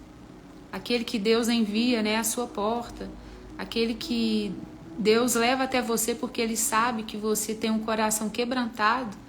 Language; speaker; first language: Portuguese; native; Portuguese